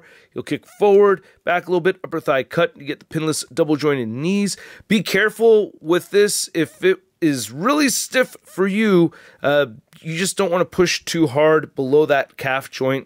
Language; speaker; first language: English; native; English